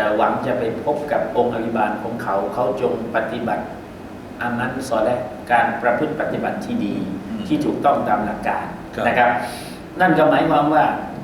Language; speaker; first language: Thai; native; Thai